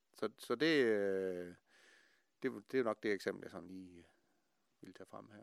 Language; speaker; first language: Danish; native; Danish